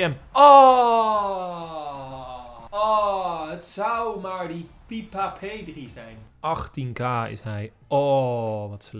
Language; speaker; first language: Dutch; native; Dutch